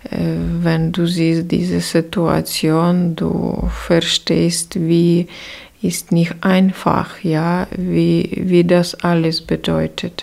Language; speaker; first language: German; non-native, learner; Ukrainian